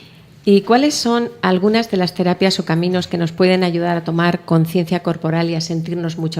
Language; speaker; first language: Spanish; native; Spanish